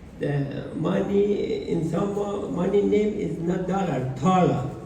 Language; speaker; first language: English; non-native, learner; Persian